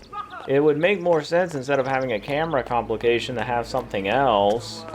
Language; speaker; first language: English; native; English